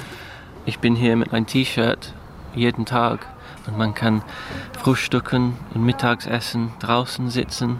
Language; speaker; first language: German; non-native, learner; English